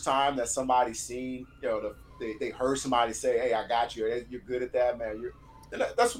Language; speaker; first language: English; native; English